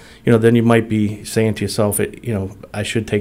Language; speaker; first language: English; native; English